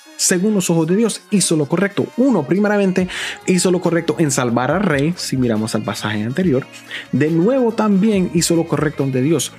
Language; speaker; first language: Spanish; early bilingual, heritage; Spanish